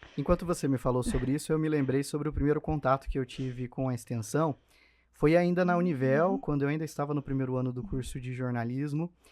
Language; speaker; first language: Portuguese; native; Portuguese